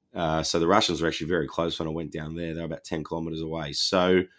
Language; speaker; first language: English; native; English